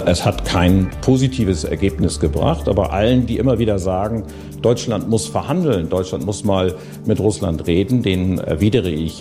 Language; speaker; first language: German; native; German